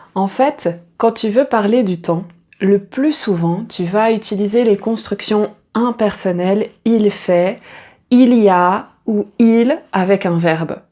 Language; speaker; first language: French; native; French